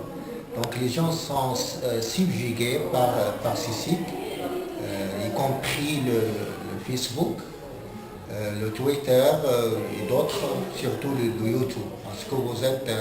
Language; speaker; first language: French; non-native, local second language; Arabic